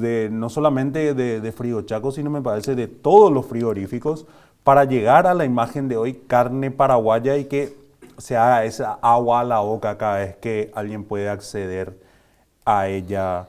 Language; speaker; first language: Spanish; native; Spanish